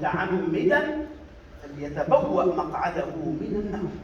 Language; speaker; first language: Arabic; native; Arabic